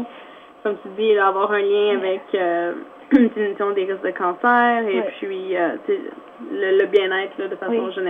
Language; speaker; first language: French; native; French